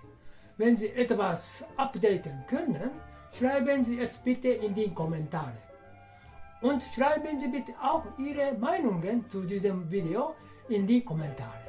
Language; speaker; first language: German; non-native, fluent; Japanese